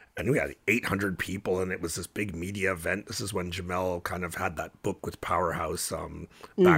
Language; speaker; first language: English; native; English